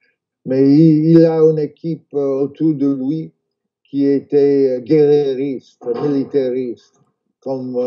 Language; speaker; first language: French; non-native, fluent; English